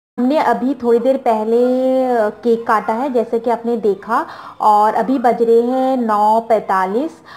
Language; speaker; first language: Hindi; non-native, local second language; Bangla